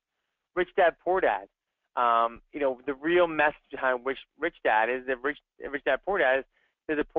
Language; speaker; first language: English; native; English